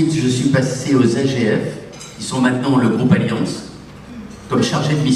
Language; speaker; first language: French; native; French